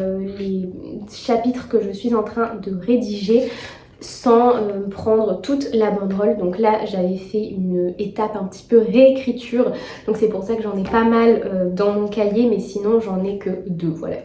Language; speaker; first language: French; native; French